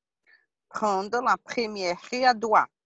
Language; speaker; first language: French; non-native, learner; Portuguese